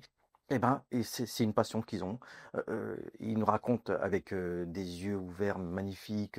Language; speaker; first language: French; native; French